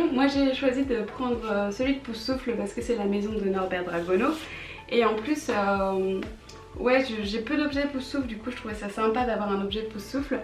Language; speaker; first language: French; native; French